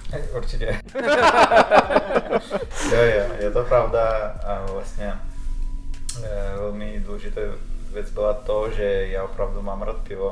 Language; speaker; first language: Czech; non-native, fluent; Russian